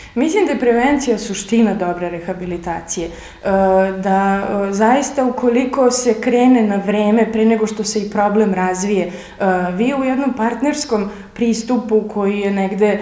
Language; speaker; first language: Serbian; native; Serbian